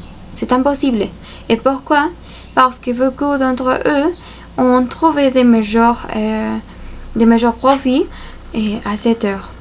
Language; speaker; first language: French; non-native, fluent; Spanish